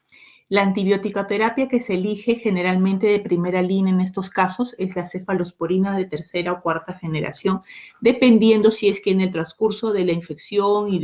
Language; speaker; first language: Spanish; native; Spanish